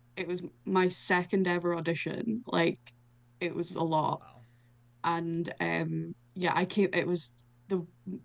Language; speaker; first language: English; native; English